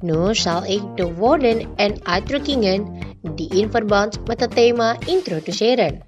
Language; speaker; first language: Dutch; non-native, fluent; Indonesian